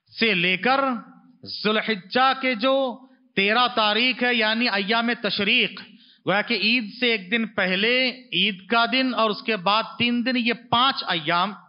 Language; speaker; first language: Urdu; native; Urdu